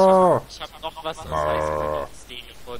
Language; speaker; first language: German; native; German